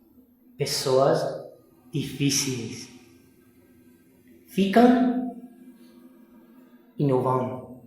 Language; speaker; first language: Portuguese; non-native, fluent; Spanish